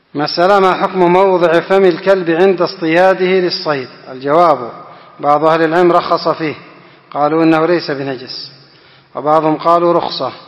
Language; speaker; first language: Arabic; non-native, fluent; Indonesian